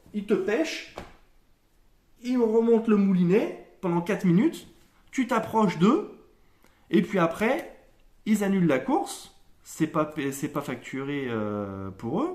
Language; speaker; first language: French; native; French